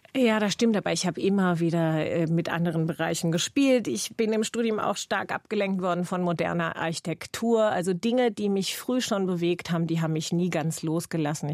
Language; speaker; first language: German; non-native, fluent; English